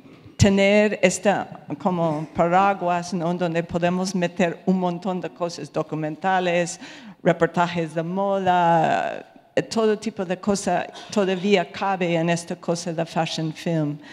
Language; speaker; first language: Spanish; non-native, fluent; English